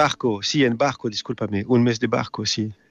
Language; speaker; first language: Spanish; non-native, fluent; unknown